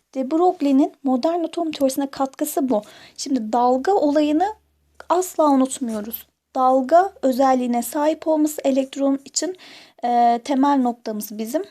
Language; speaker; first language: Turkish; native; Turkish